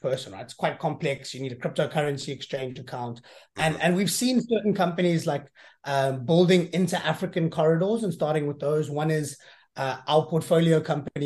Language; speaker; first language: English; native; English